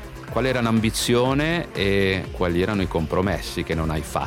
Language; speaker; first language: Italian; native; Italian